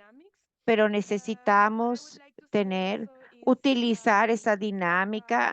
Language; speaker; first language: Spanish; non-native, fluent; Portuguese